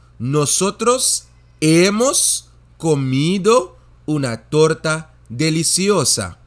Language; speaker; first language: Spanish; non-native, fluent; Dutch